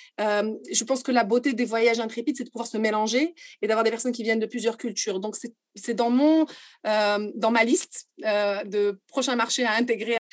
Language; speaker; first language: French; non-native, local second language; Arabic